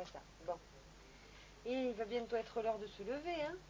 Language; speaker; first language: French; native; French